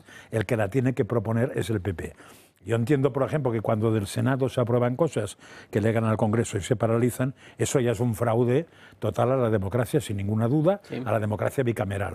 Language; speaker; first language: Spanish; native; Spanish